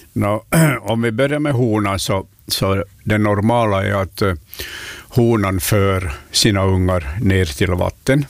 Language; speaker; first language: Swedish; native; Swedish